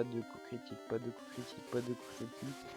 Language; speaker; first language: French; native; French